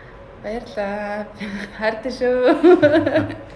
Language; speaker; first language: Mongolian; early bilingual, heritage; Mongolian